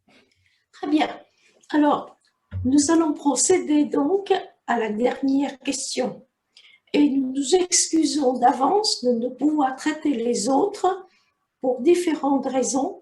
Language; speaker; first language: French; native; French